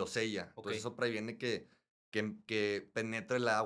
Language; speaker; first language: Spanish; native; Spanish